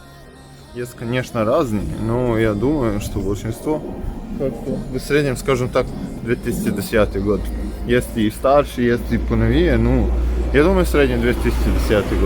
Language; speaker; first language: Russian; non-native, fluent; Serbian